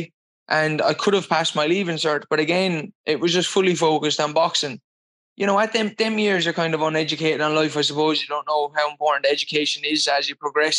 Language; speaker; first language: English; native; English